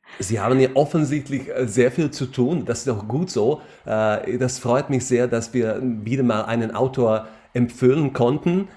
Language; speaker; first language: German; non-native, fluent; Slovak